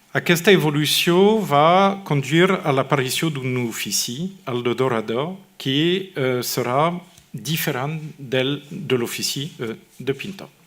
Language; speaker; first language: Catalan; non-native, fluent; French